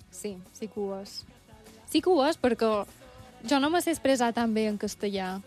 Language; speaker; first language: Catalan; native; Catalan